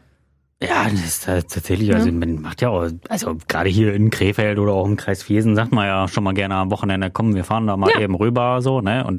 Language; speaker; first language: German; native; German